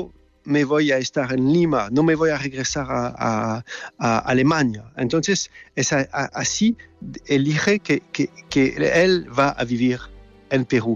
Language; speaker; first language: Spanish; non-native, fluent; French